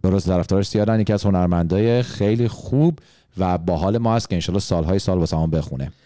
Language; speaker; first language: Persian; early bilingual, heritage; Persian